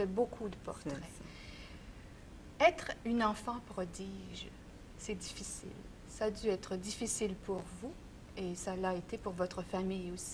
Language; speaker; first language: French; native; French